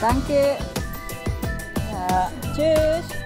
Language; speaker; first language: German; non-native, learner; Indonesian